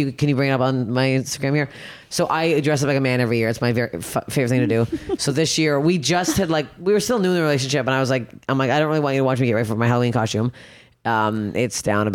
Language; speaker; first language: English; native; English